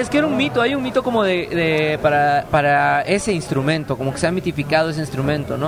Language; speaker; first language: Spanish; native; Spanish